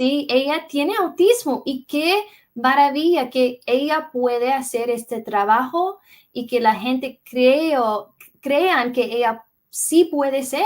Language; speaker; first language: Spanish; early bilingual, heritage; English